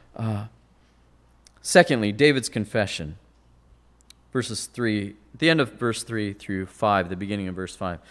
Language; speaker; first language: English; native; English